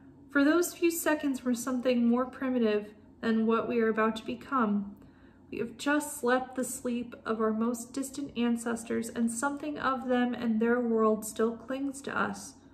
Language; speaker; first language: English; native; English